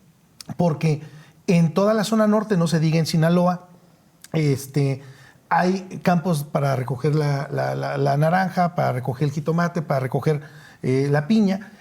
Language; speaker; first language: Spanish; native; Spanish